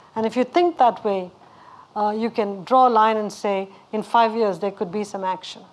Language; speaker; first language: English; non-native, local second language; Tamil